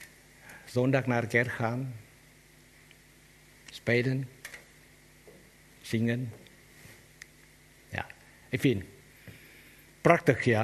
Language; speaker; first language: Dutch; non-native, learner; Vietnamese